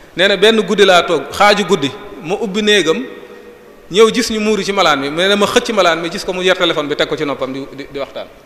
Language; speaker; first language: Wolof; native; Wolof